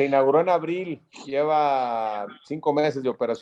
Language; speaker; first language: Spanish; native; Spanish